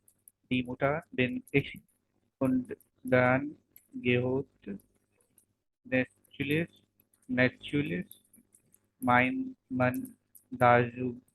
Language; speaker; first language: German; non-native, learner; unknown